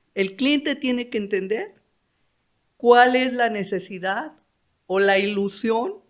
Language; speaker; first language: Spanish; native; Spanish